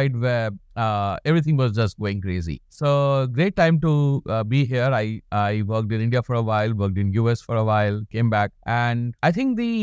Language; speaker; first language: English; non-native, local second language; Hindi